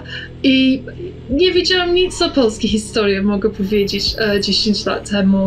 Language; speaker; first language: Polish; early bilingual, heritage; English